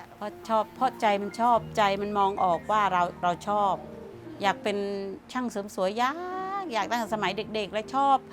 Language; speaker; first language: Thai; native; Thai